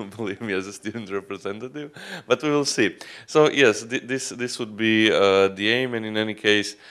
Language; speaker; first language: English; non-native, fluent; Croatian